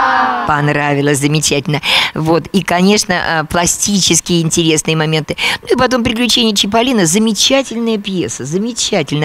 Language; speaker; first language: Russian; native; Russian